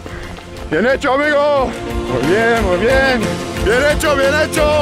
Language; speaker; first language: Spanish; non-native, learner; English